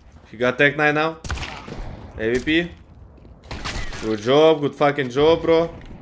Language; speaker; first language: English; non-native, fluent; Russian